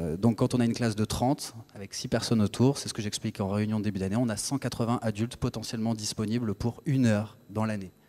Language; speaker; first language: French; native; French